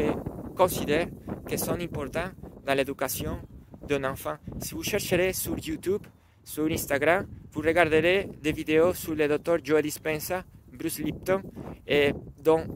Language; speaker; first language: French; non-native, learner; Spanish